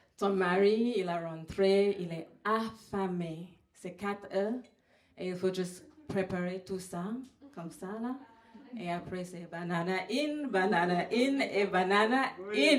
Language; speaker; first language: French; non-native, fluent; English